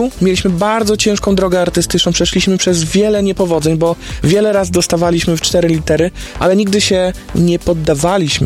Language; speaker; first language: Polish; native; Polish